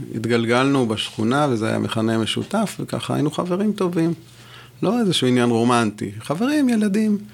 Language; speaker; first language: Hebrew; non-native, local second language; French